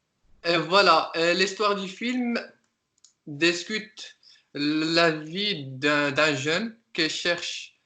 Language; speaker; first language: French; non-native, local second language; Arabic